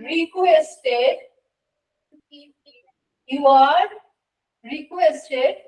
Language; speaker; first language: English; non-native, local second language; Bangla